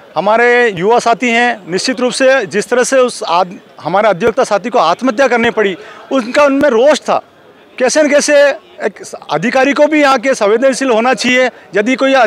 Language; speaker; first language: Hindi; native; Hindi